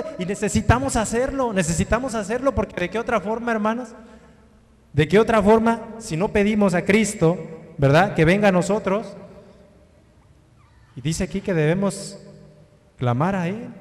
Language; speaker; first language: Spanish; native; Spanish